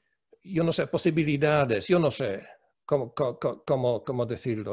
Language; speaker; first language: Spanish; non-native, fluent; Polish